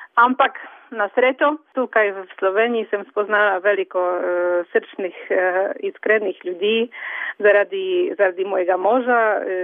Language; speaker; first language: Slovenian; non-native, fluent; Polish